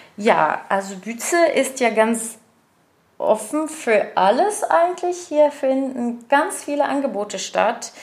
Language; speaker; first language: German; non-native, fluent; Arabic